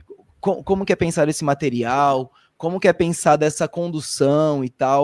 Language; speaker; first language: Portuguese; native; Portuguese